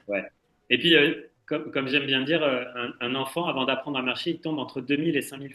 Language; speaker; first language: French; native; French